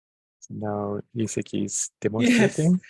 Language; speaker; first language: English; non-native, fluent; Japanese